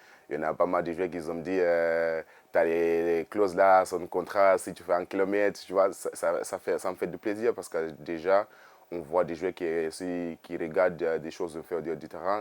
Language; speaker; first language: French; non-native, fluent; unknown